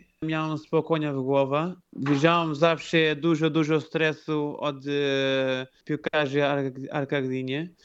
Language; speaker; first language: Polish; non-native, fluent; Portuguese